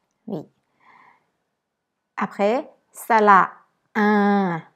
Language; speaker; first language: French; non-native, learner; Thai